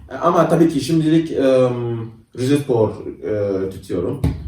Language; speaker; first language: Turkish; non-native, fluent; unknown